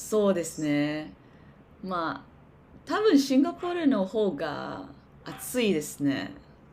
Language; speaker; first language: Japanese; non-native, learner; English